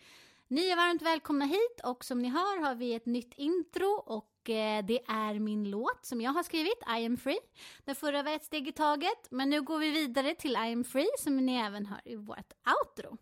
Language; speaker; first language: Swedish; native; Swedish